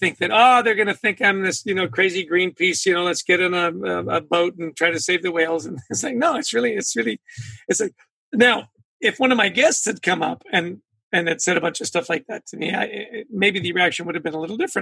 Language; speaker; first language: English; native; English